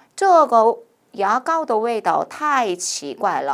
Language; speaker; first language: Chinese; non-native, fluent; Korean